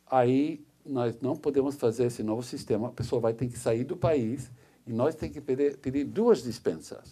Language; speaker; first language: Portuguese; non-native, fluent; English